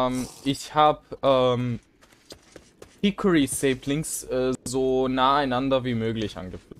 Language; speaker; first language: German; native; German